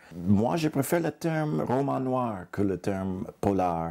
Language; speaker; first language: French; non-native, fluent; English